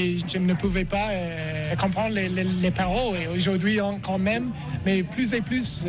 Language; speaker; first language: French; non-native, learner; English